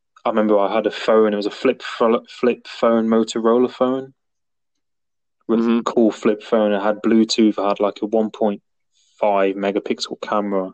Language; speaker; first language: English; native; English